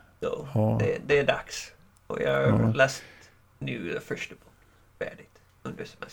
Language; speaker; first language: Swedish; non-native, learner; English